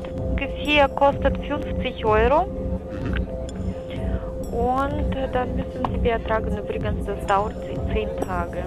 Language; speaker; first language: German; non-native, fluent; Armenian